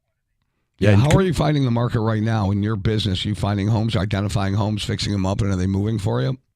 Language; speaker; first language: English; native; English